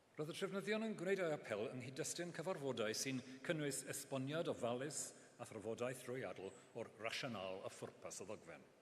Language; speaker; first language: Welsh; non-native, local second language; English